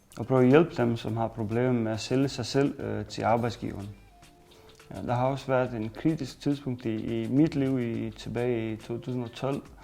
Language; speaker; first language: Danish; non-native, fluent; Romanian